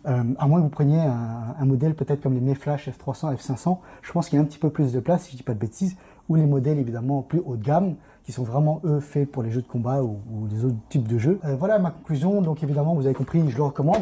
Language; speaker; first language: French; native; French